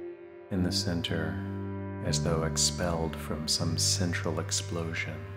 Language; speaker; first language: English; native; English